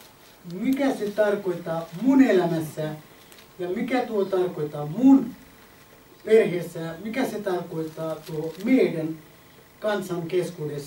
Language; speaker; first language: Finnish; non-native, fluent; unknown